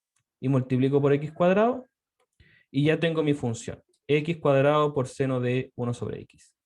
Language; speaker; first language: Spanish; native; Spanish